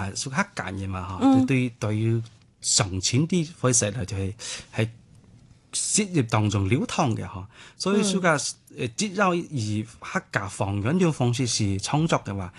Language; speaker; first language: Chinese; non-native, local second language; Hakka Chinese